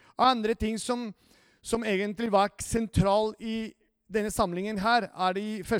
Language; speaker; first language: Norwegian; non-native, fluent; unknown